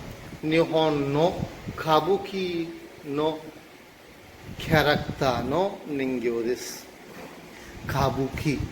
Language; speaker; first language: Japanese; non-native, fluent; Urdu